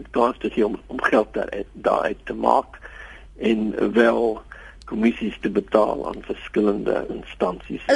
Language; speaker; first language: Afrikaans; non-native, local second language; English